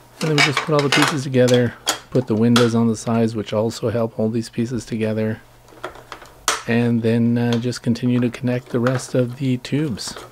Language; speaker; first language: English; native; English